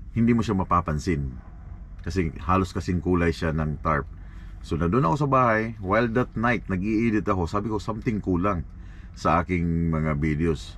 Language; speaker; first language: Filipino; non-native, local second language; Cebuano